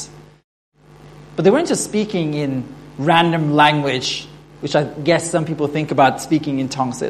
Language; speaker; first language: English; non-native, fluent; Norwegian